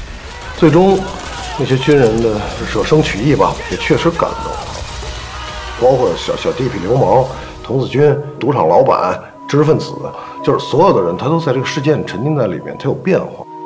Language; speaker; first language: Chinese; native; Chinese